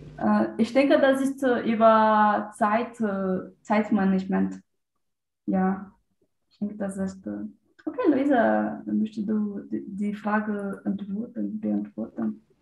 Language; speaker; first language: German; non-native, learner; Portuguese